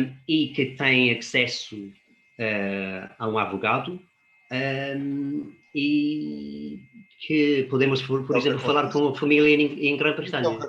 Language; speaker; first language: Portuguese; non-native, fluent; English